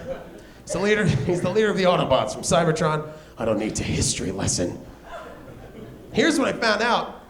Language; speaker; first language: English; native; English